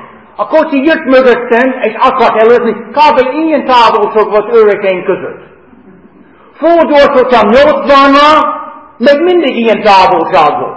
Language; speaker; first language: Hungarian; non-native, fluent; English